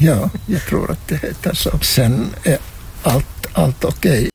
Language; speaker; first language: Swedish; non-native, fluent; Finnish